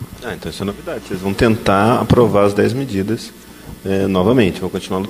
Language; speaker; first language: Portuguese; native; Portuguese